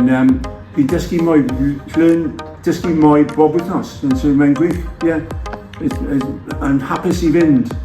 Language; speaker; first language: Welsh; non-native, local second language; English